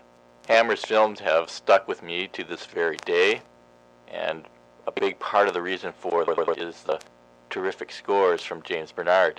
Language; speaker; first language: English; non-native, fluent; Swedish